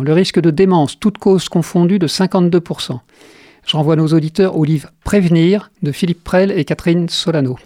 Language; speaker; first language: French; native; French